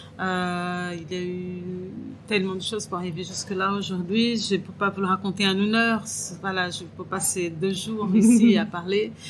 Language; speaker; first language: French; non-native, fluent; Portuguese